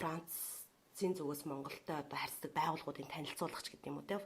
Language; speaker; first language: Mongolian; native; Mongolian